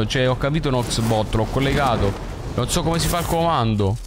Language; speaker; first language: Italian; native; Italian